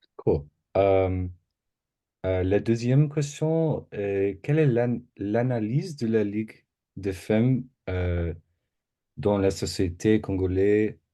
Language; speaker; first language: French; non-native, learner; English